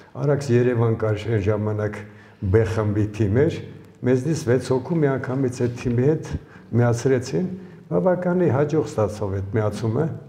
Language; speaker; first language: Armenian; early bilingual, other home language; Ukrainian